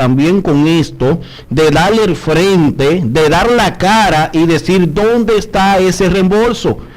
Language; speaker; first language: Spanish; native; Spanish